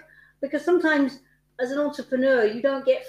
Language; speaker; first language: English; native; English